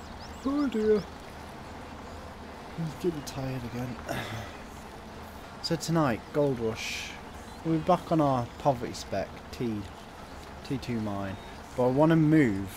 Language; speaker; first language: English; native; English